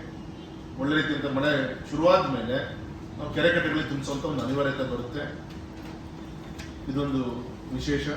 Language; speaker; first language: Kannada; native; Kannada